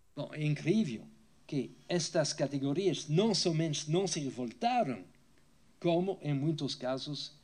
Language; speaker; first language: Portuguese; non-native, fluent; French